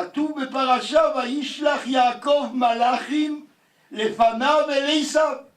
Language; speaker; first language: Hebrew; non-native, fluent; Yiddish